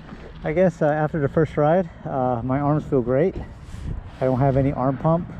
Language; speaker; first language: English; native; English